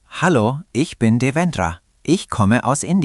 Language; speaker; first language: German; non-native, learner; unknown